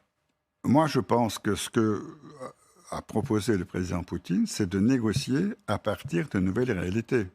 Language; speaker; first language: French; non-native, fluent; Russian